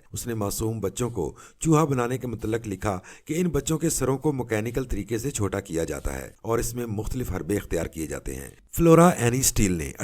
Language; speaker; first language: Urdu; native; Urdu